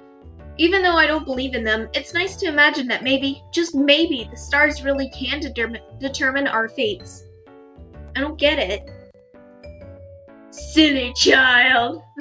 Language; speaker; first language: English; native; English